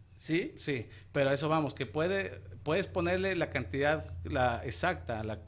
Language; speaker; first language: Spanish; native; Spanish